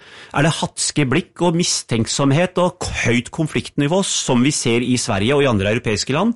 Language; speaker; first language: Norwegian; early bilingual, other home language; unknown